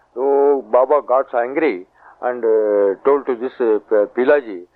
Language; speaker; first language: English; non-native, local second language; Marathi